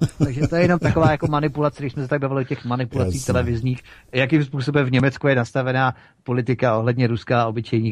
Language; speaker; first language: Czech; native; Czech